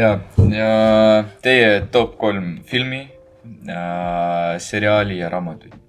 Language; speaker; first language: Estonian; non-native, local second language; Russian